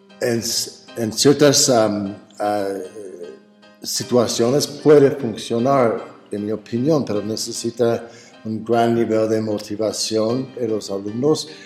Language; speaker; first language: Spanish; non-native, fluent; English